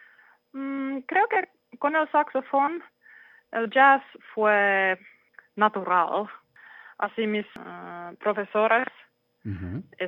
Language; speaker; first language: Spanish; non-native, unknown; Finnish